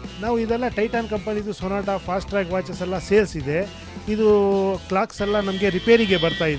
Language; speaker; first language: Kannada; non-native, local second language; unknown